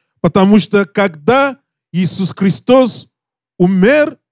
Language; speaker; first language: Russian; non-native, learner; English